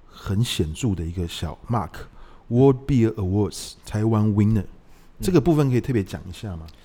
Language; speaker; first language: Chinese; native; Chinese